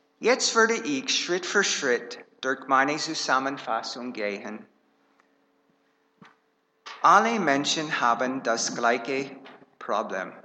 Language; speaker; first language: German; non-native, fluent; English